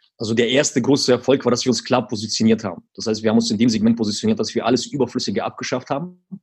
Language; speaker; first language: German; early bilingual, other home language; Russian